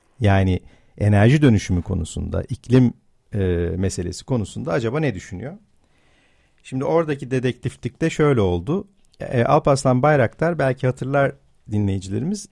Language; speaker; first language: Turkish; native; Turkish